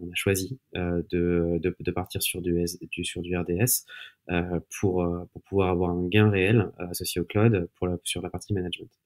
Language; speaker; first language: French; native; French